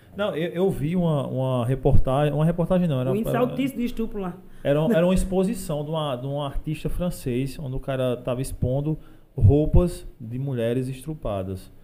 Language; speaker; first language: Portuguese; native; Portuguese